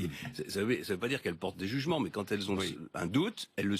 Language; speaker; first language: French; native; French